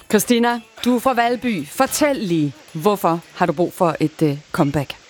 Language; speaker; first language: Danish; native; Danish